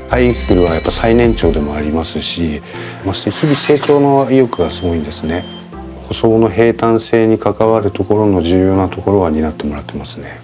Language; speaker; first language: Japanese; native; Japanese